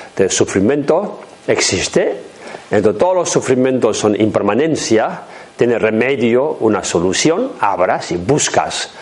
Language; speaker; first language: Spanish; non-native, learner; Chinese